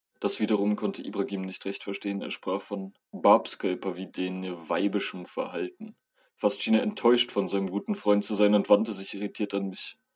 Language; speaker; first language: German; native; German